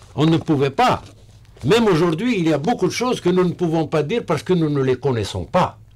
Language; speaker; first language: French; non-native, local second language; Arabic